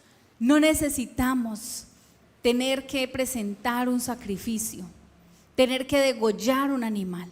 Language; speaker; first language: Spanish; native; Spanish